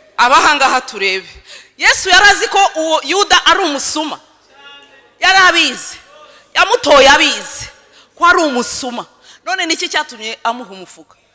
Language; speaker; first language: Kinyarwanda; early bilingual, heritage; Kinyarwanda